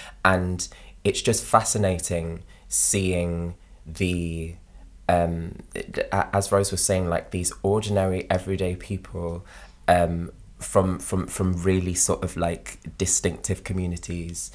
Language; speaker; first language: English; native; English